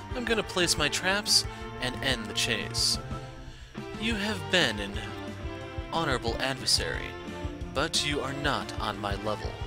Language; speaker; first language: English; native; English